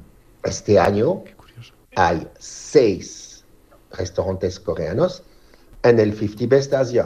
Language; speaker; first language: Spanish; non-native, fluent; French